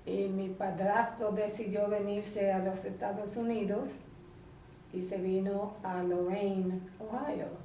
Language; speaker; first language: Spanish; early bilingual, heritage; Spanish